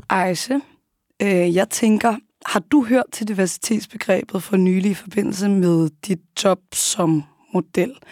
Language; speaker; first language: Danish; early bilingual, other home language; Arabic